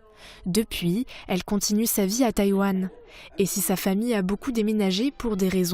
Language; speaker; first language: French; native; French